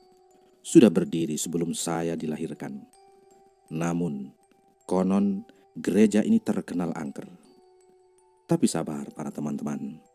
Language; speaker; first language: Indonesian; native; Indonesian